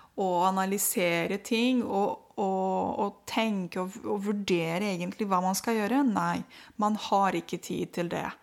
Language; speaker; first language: Norwegian; non-native, fluent; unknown